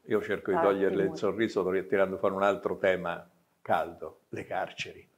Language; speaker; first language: Italian; native; Italian